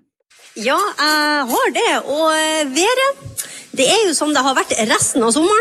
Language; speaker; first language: Norwegian; native; Norwegian